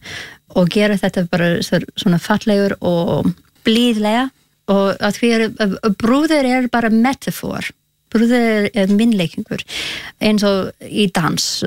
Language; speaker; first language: Icelandic; non-native, learner; English